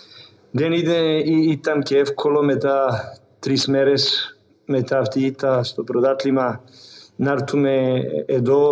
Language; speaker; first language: Greek; non-native, fluent; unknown